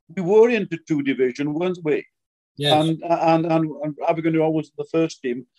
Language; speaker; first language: English; native; English